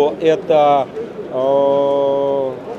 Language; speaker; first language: Russian; native; Russian